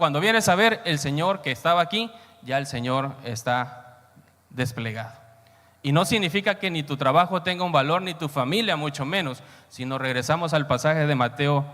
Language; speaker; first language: Spanish; native; Spanish